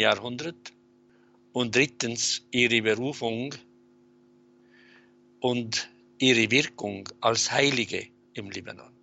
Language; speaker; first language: German; non-native, fluent; Arabic